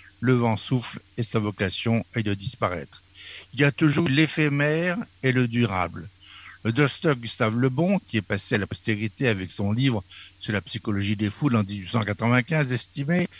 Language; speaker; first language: French; native; French